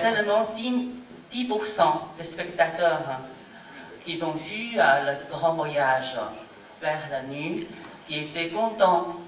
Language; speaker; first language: French; non-native, fluent; Chinese